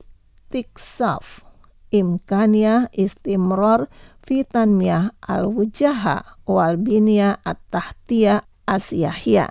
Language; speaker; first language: Arabic; non-native, fluent; Indonesian